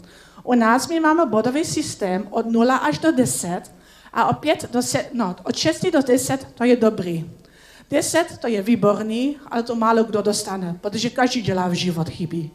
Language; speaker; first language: Czech; non-native, learner; Dutch